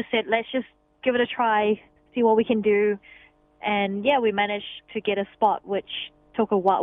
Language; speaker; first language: English; non-native, local second language; Cantonese